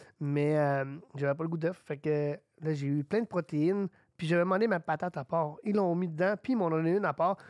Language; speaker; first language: French; native; French